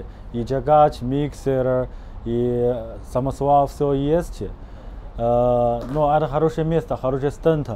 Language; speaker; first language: Russian; non-native, learner; Chinese